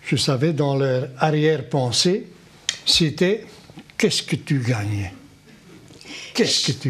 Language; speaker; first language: French; non-native, local second language; Dutch